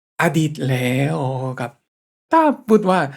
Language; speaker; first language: Thai; non-native, fluent; Japanese